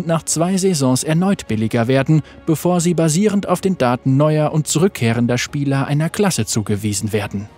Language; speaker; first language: German; native; German